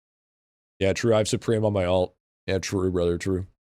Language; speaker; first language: English; native; English